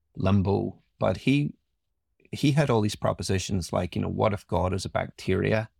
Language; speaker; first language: English; native; English